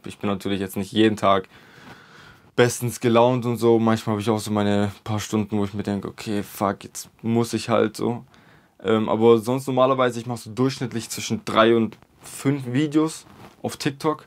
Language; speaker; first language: German; native; German